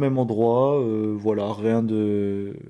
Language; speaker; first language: French; native; French